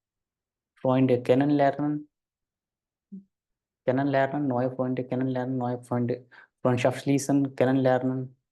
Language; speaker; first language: German; non-native, fluent; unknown